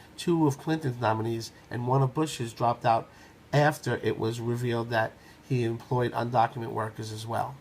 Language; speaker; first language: English; native; English